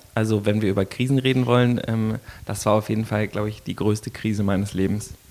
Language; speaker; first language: German; native; German